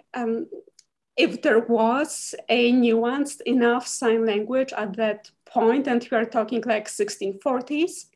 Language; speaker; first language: English; non-native, fluent; Polish